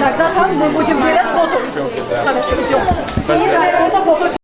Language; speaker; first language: Russian; non-native, local second language; Azerbaijani